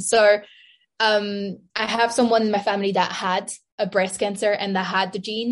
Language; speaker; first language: English; non-native, fluent; French